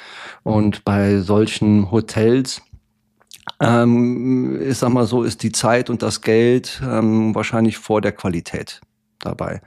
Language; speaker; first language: German; native; German